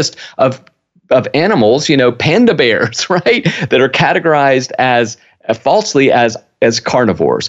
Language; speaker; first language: English; native; English